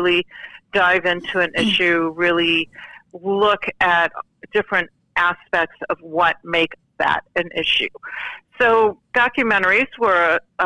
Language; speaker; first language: English; native; English